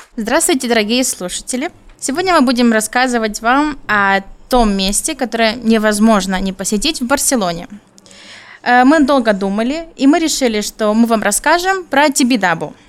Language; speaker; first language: Russian; non-native, learner; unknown